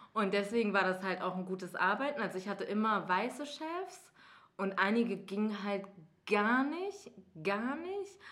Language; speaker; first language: German; early bilingual, other home language; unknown